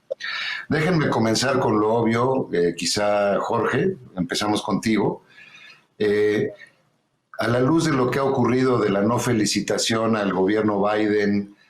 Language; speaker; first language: Spanish; native; Spanish